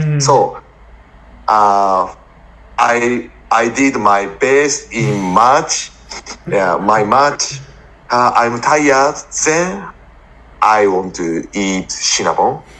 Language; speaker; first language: English; non-native, learner; Japanese